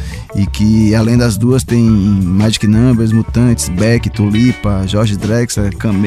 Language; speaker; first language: Portuguese; native; Portuguese